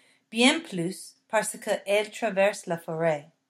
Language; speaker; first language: French; non-native, learner; English